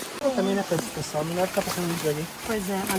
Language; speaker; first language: Portuguese; native; Portuguese